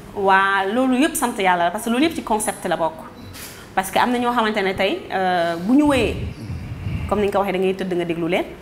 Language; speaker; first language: Wolof; native; Wolof